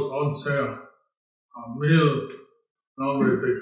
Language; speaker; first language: Spanish; non-native, learner; English